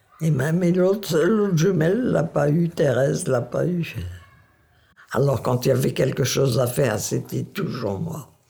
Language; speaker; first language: French; non-native, local second language; Dutch